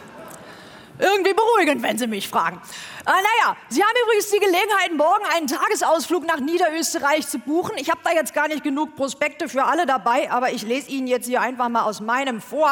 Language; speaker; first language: German; native; German